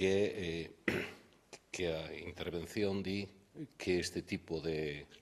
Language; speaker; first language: Galician; native; Galician